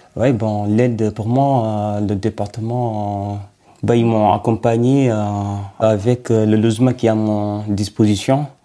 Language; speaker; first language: French; non-native, fluent; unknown